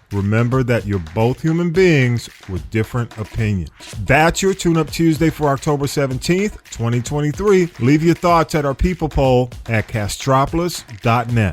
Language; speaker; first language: English; native; English